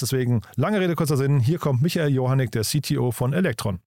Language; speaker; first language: German; native; German